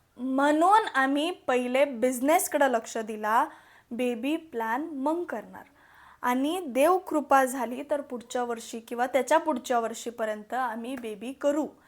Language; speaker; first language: Marathi; non-native, local second language; Malayalam